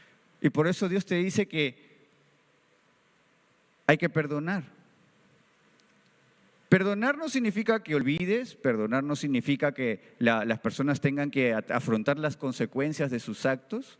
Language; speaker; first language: Spanish; native; Spanish